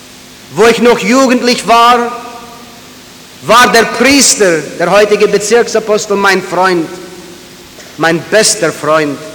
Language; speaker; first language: German; early bilingual, heritage; German